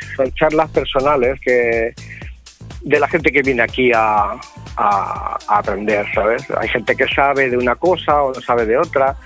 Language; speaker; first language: Spanish; native; Spanish